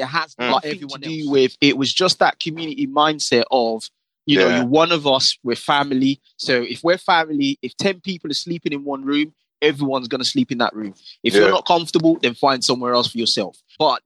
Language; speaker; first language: English; non-native, local second language; Yoruba